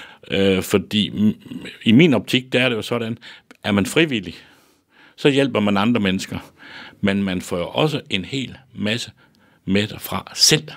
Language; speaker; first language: Danish; native; Danish